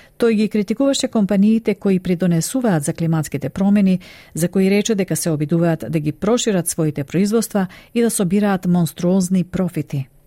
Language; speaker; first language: Macedonian; native; Macedonian